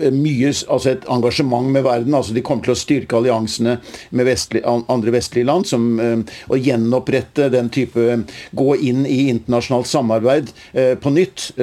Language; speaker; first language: Norwegian; native; Norwegian